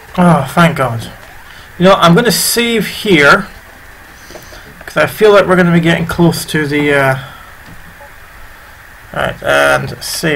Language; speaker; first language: English; native; English